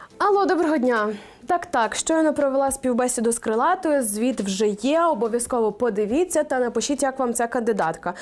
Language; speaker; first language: Ukrainian; native; Ukrainian